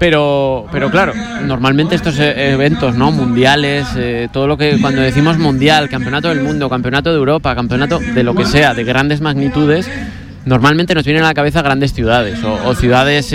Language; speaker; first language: Spanish; native; Spanish